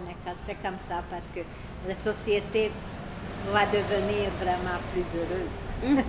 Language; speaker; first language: French; non-native, learner; Hungarian